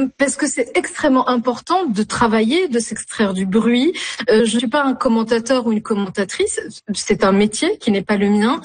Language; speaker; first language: French; non-native, local second language; Arabic